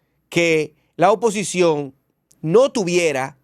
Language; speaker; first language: Spanish; native; Spanish